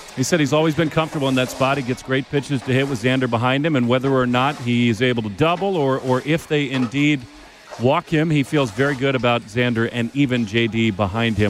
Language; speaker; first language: English; native; English